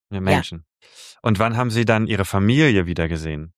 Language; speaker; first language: German; native; German